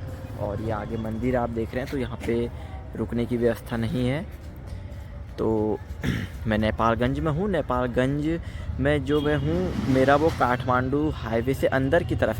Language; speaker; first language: Hindi; native; Hindi